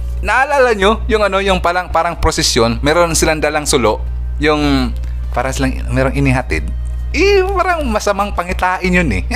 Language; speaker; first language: Filipino; non-native, local second language; Cebuano